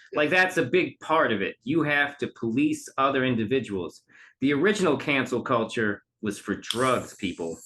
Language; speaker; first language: English; native; English